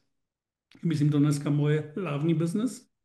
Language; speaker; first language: Czech; non-native, learner; German